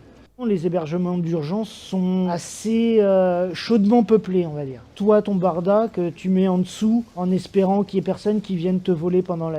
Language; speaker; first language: French; native; French